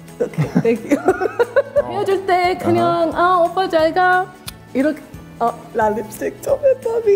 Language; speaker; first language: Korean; non-native, learner; English